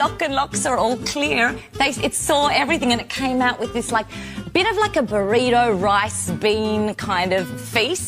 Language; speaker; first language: English; native; English